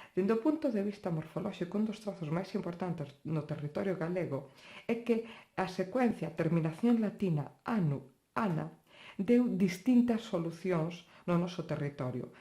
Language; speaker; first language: Galician; non-native, local second language; Spanish